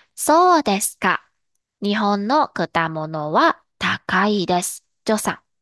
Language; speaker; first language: Japanese; non-native, fluent; Chinese